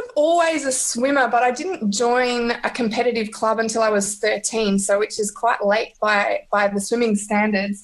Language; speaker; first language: English; native; English